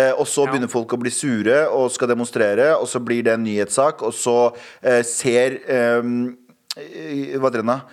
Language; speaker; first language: Norwegian; early bilingual, other home language; Kurdish